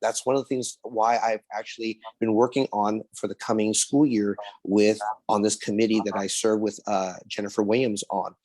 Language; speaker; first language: English; early bilingual, other home language; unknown